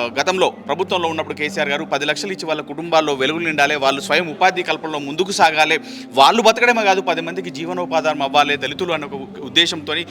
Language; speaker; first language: Telugu; native; Telugu